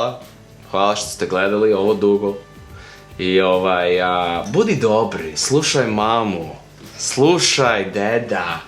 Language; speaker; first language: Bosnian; early bilingual, heritage; English